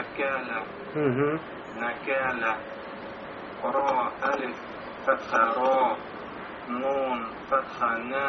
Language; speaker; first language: Arabic; non-native, learner; Russian